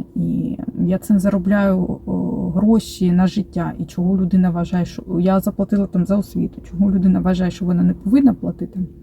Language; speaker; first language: Ukrainian; non-native, local second language; Russian